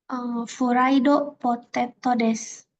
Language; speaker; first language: Japanese; non-native, learner; Indonesian